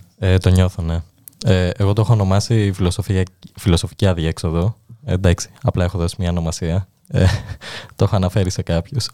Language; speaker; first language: Greek; early bilingual, other home language; Albanian